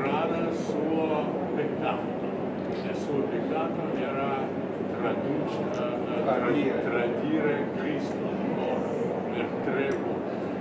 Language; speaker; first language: Italian; non-native, learner; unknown